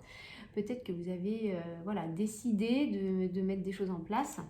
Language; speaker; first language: French; native; French